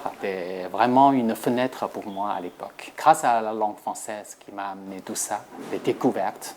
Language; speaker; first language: French; non-native, fluent; Chinese